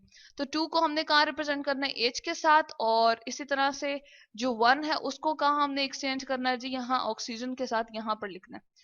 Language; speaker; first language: Hindi; non-native, local second language; Punjabi